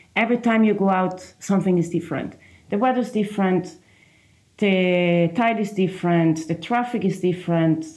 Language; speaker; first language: English; non-native, fluent; Italian